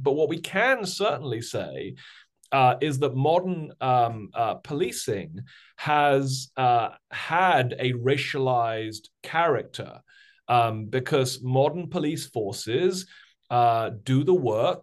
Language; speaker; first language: English; native; English